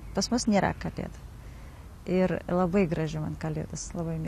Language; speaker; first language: Lithuanian; non-native, learner; Kazakh